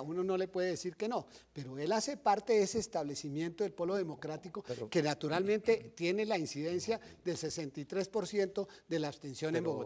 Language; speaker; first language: Spanish; native; Spanish